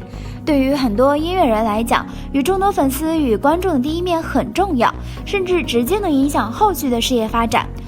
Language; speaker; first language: Chinese; native; Chinese